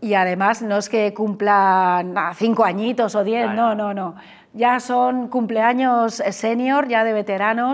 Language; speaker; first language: Spanish; native; Spanish